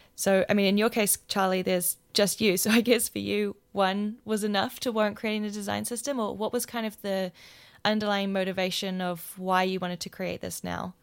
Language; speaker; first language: English; native; English